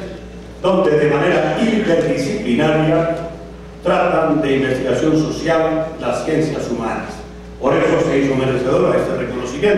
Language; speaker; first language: Spanish; native; Spanish